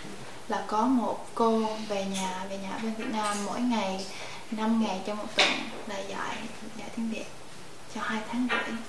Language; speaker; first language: Vietnamese; early bilingual, heritage; Vietnamese